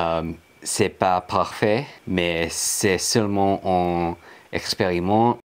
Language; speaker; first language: French; non-native, learner; English